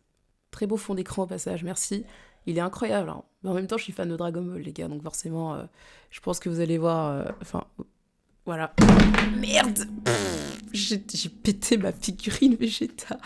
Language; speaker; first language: French; native; French